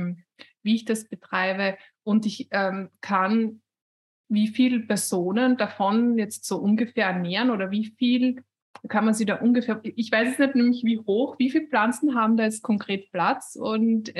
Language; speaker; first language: German; native; German